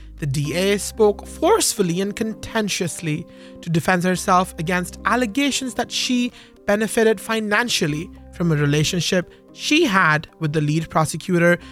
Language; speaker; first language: English; non-native, local second language; Hindi